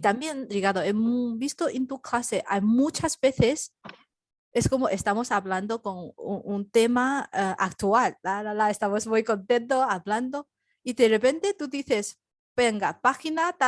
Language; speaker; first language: Spanish; non-native, learner; Chinese